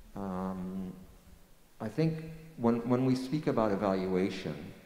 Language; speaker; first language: English; non-native, fluent; Portuguese